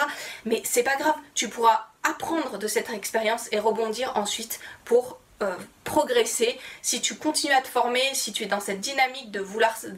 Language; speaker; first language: French; native; French